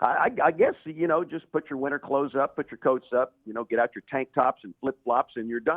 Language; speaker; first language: English; native; English